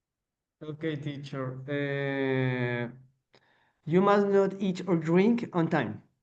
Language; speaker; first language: English; non-native, learner; Spanish